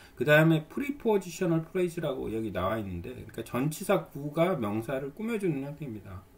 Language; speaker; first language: Korean; native; Korean